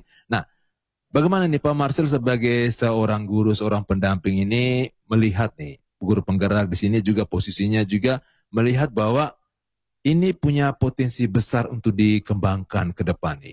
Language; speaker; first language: Indonesian; native; Indonesian